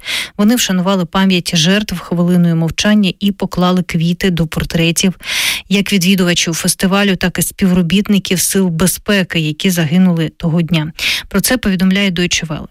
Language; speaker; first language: Ukrainian; native; Ukrainian